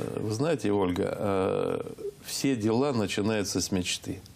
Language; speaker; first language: Russian; native; Russian